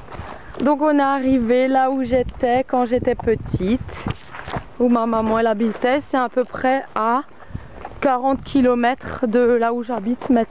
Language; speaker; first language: French; native; French